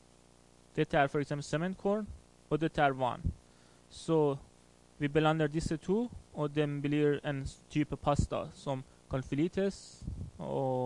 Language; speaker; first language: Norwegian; non-native, fluent; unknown